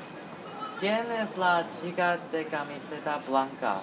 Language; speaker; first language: Spanish; non-native, learner; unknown